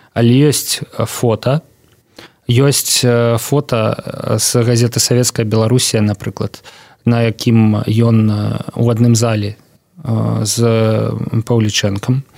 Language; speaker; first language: Belarusian; native; Belarusian